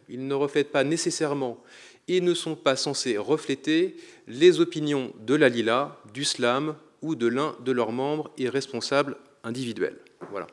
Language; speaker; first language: French; native; French